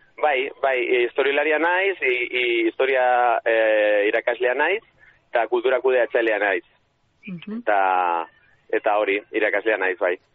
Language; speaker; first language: Basque; non-native, learner; Catalan